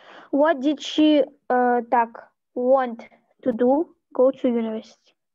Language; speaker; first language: English; non-native, learner; Russian